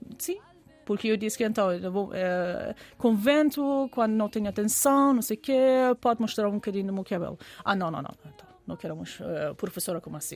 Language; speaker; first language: Portuguese; non-native, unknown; Persian